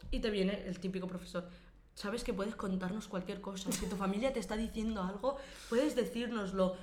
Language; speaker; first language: Spanish; early bilingual, other home language; Arabic